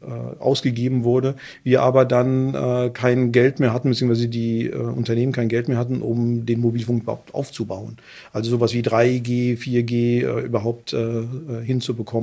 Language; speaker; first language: German; native; German